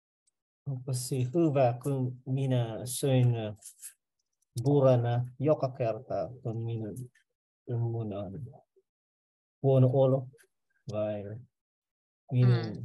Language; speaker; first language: Finnish; non-native, learner; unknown